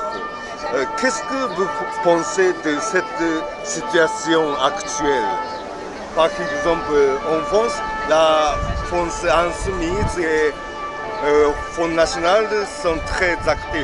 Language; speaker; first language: French; non-native, learner; Japanese